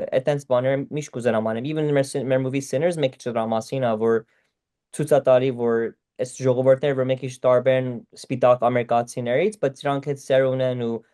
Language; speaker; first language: Armenian; early bilingual, heritage; Armenian